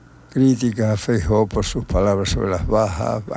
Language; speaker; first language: Spanish; native; Spanish